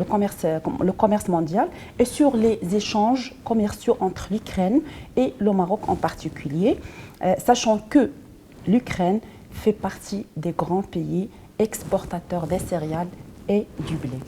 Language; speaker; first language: French; non-native, local second language; Arabic